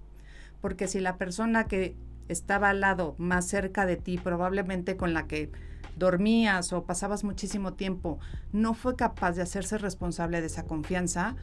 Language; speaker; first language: Spanish; native; Spanish